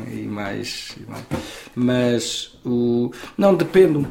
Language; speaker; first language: French; non-native, learner; Portuguese